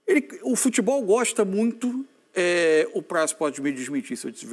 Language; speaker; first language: Portuguese; native; Portuguese